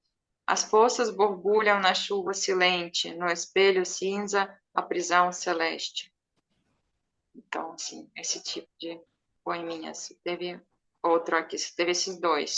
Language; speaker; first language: Portuguese; non-native, fluent; Belarusian